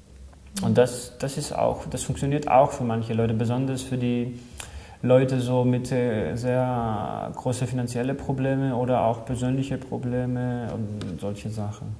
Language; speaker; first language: German; non-native, fluent; Greek